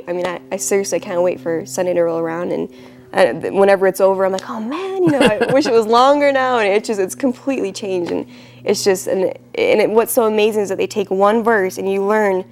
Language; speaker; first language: English; native; English